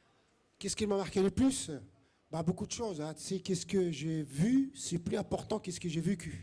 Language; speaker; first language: French; non-native, local second language; Arabic